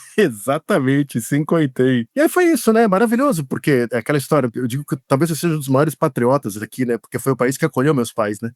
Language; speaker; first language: Portuguese; native; Portuguese